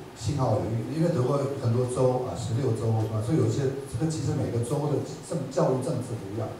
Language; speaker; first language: Chinese; non-native, fluent; German